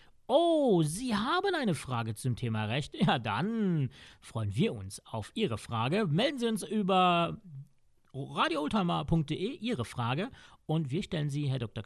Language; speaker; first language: German; native; German